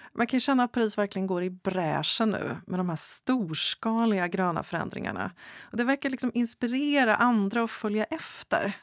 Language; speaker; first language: Swedish; native; Swedish